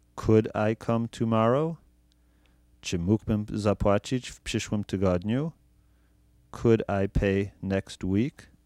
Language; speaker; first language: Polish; non-native, fluent; English